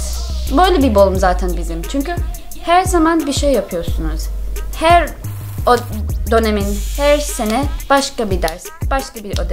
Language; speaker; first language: Turkish; non-native, learner; English